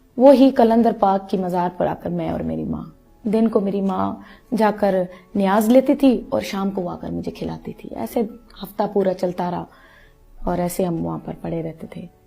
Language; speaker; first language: Urdu; non-native, local second language; Punjabi